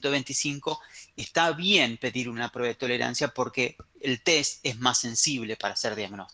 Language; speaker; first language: Spanish; native; Spanish